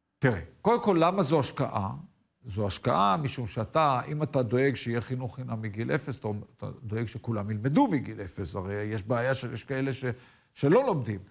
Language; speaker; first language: Hebrew; native; Hebrew